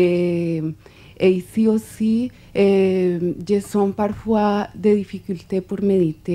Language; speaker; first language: French; non-native, fluent; Spanish